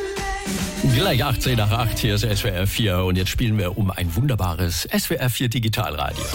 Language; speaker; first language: German; native; German